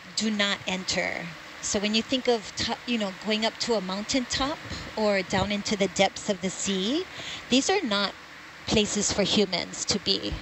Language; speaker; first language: English; native; English